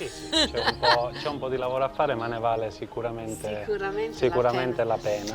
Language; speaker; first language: Italian; native; Italian